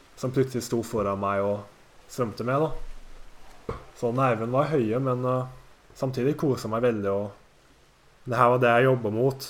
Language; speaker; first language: Norwegian; early bilingual, other home language; Japanese